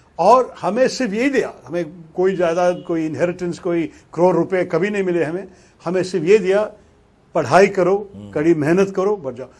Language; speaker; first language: Hindi; non-native, local second language; Malayalam